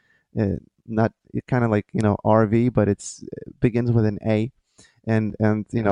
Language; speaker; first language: English; non-native, fluent; Lithuanian